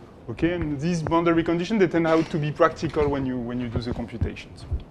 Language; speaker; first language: English; non-native, fluent; French